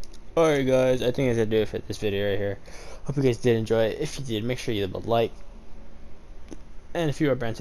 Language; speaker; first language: English; native; English